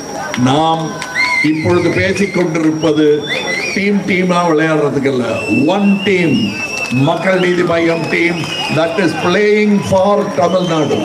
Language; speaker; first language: Tamil; native; Tamil